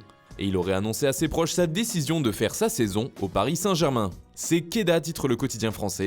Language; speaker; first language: French; native; French